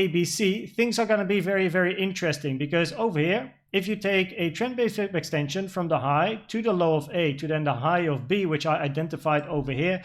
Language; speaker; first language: English; non-native, fluent; Dutch